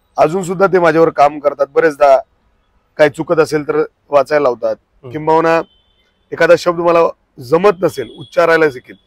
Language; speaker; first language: Marathi; early bilingual, other home language; Punjabi